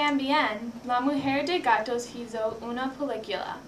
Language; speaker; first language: Spanish; non-native, learner; English